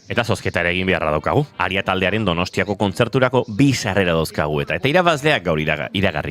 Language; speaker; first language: Basque; native; Basque